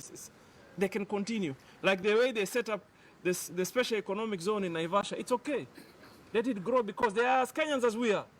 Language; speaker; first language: English; non-native, local second language; Swahili